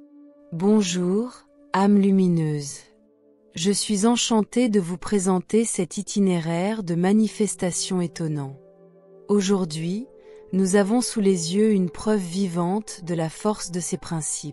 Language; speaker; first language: French; native; French